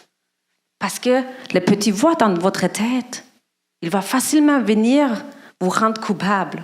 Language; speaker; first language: French; non-native, fluent; German